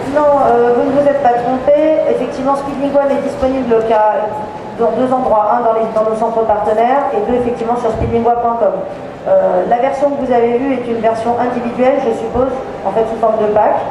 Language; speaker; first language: French; native; French